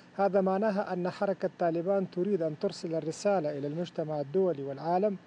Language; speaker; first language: Arabic; non-native, fluent; Persian